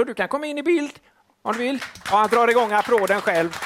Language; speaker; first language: Swedish; native; Swedish